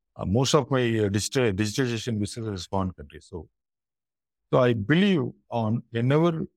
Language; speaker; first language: English; non-native, local second language; Tamil